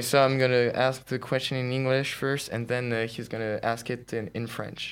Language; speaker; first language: English; non-native, fluent; French